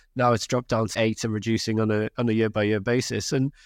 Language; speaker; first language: English; native; English